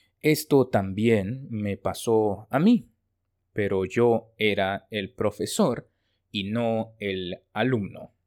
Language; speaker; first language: Spanish; non-native, fluent; Chinese